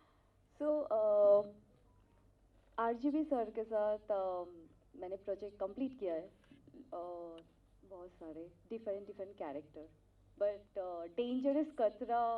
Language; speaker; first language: Hindi; non-native, local second language; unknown